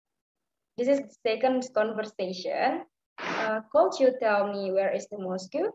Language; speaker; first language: English; non-native, learner; Indonesian